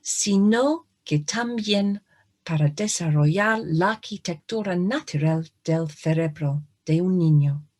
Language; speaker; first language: Spanish; non-native, fluent; English